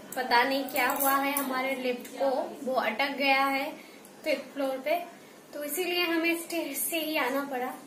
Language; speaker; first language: Hindi; non-native, local second language; Bangla